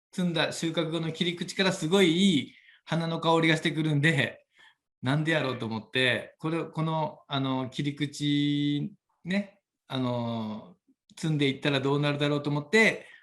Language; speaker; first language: Japanese; native; Japanese